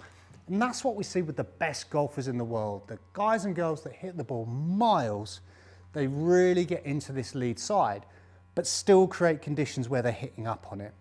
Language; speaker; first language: English; native; English